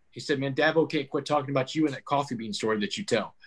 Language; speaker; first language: English; native; English